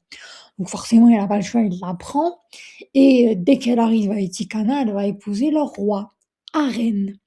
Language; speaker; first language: French; native; French